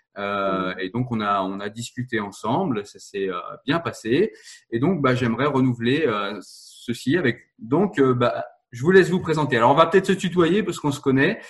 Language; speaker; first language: French; native; French